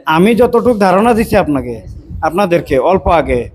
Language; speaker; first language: Bangla; non-native, local second language; Assamese